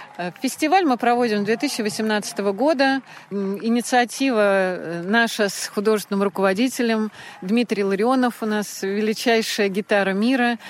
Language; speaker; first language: Russian; native; Russian